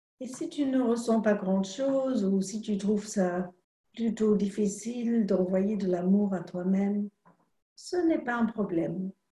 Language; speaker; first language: French; non-native, fluent; German